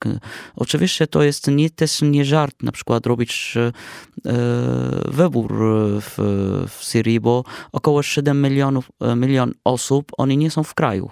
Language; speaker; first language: Polish; non-native, fluent; Arabic